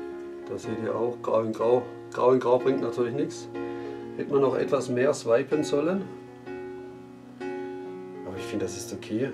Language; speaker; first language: German; native; German